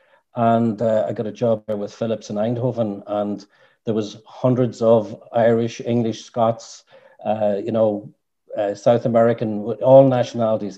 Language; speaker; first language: English; native; English